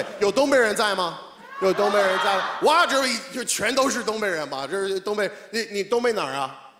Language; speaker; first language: Chinese; non-native, fluent; English